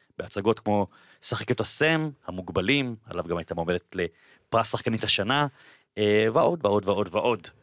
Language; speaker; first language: Hebrew; native; Hebrew